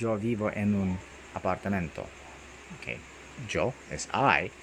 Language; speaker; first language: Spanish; non-native, learner; English